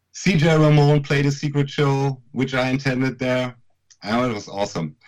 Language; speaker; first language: English; non-native, fluent; German